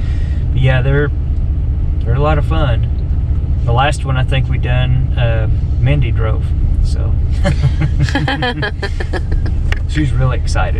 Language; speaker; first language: English; native; English